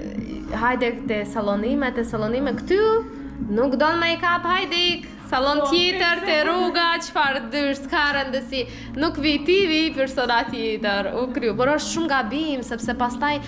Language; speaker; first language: Albanian; non-native, learner; Russian